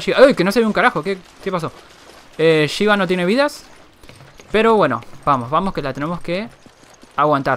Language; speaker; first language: Spanish; native; Spanish